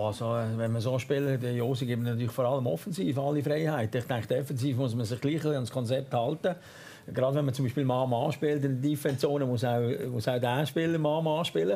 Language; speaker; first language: German; native; German